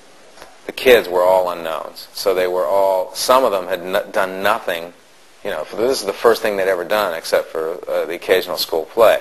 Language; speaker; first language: English; native; English